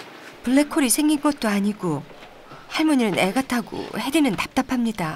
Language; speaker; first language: Korean; native; Korean